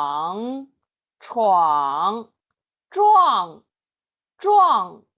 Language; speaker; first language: Chinese; native; Chinese